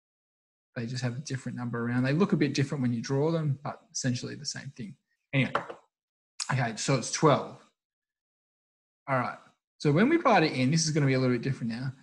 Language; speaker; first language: English; native; English